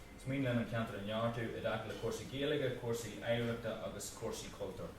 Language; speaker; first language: Irish; native; Irish